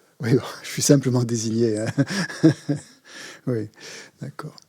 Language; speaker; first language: French; native; French